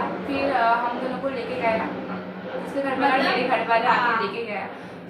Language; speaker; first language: Hindi; non-native, local second language; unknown